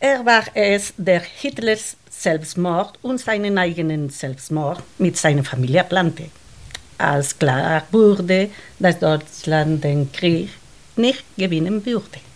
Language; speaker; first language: German; non-native, learner; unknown